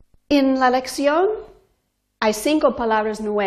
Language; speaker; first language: Spanish; non-native, fluent; English